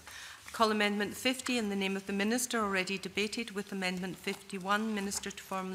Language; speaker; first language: English; native; English